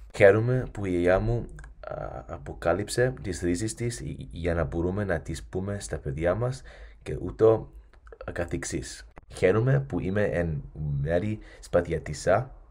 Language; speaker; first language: Greek; early bilingual, heritage; English